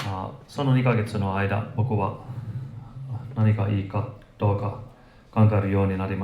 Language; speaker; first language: Japanese; non-native, fluent; Finnish